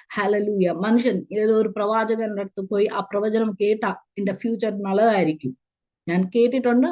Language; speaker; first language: Malayalam; early bilingual, heritage; Malayalam